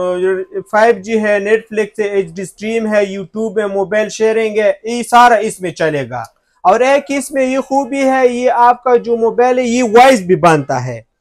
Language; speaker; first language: Urdu; non-native, local second language; Pashto